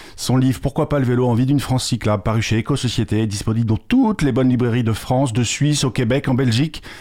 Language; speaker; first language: French; native; French